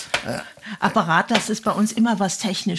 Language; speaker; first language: German; native; German